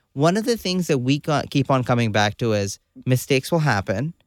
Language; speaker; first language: English; non-native, local second language; Urdu